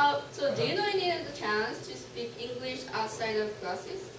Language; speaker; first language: English; non-native, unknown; Japanese